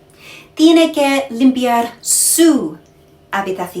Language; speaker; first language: Spanish; non-native, learner; English